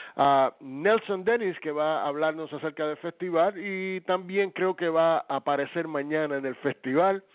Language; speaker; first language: Spanish; early bilingual, heritage; Spanish